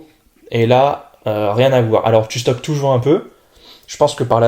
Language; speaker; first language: French; native; French